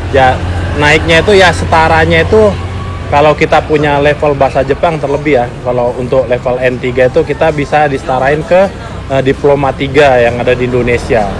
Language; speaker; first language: Indonesian; native; Indonesian